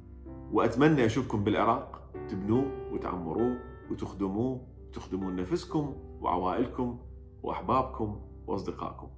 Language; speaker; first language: Arabic; native; Arabic